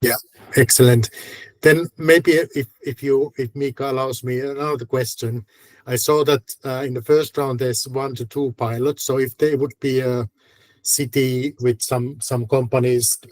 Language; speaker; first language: English; non-native, fluent; Finnish